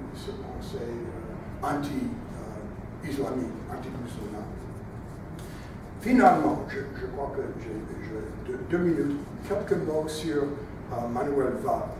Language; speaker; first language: French; non-native, fluent; English